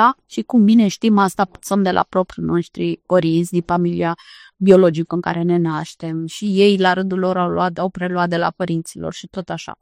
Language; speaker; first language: Romanian; native; Romanian